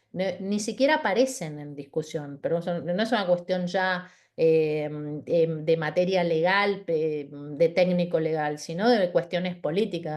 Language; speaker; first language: Spanish; native; Spanish